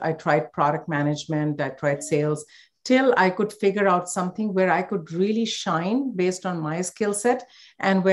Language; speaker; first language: English; non-native, local second language; Hindi